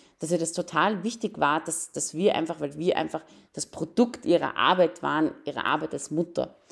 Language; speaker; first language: German; early bilingual, other home language; Persian